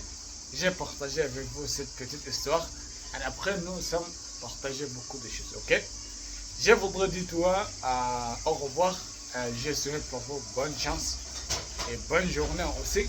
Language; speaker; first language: French; non-native, learner; Arabic